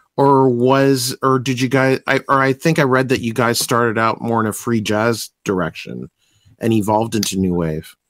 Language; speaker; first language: English; native; English